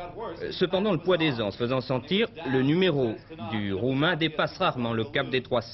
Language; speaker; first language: French; native; French